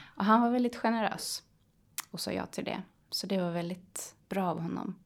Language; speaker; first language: Swedish; early bilingual, other home language; Polish